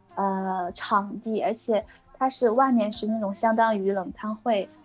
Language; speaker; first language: Chinese; native; Chinese